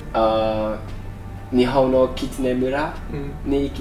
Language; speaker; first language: Japanese; non-native, learner; Vietnamese